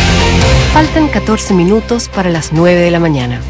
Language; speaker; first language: Spanish; native; Spanish